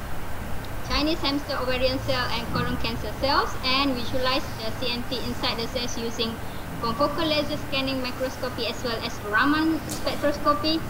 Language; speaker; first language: English; non-native, local second language; Malay